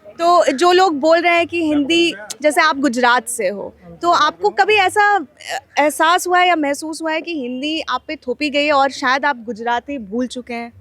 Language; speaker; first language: Hindi; non-native, local second language; Bangla